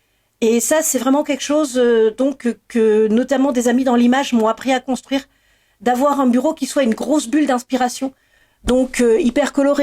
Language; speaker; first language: French; native; French